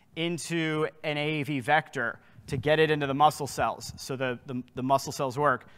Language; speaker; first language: English; native; English